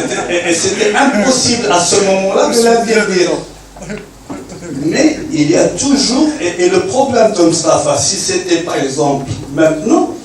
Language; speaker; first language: French; non-native, local second language; Arabic